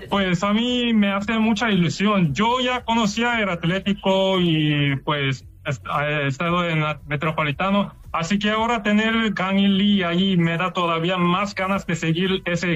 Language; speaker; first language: Spanish; non-native, fluent; Korean